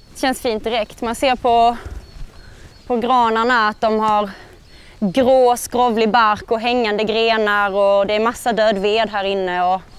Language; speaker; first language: Swedish; native; Swedish